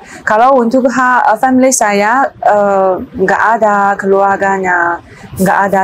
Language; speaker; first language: Indonesian; non-native, learner; Chinese